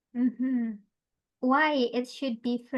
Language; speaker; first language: English; non-native, fluent; Indonesian